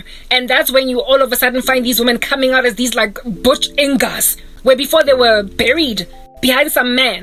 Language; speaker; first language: English; non-native, local second language; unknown